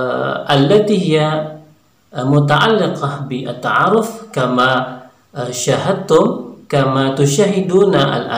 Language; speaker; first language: Arabic; non-native, fluent; Indonesian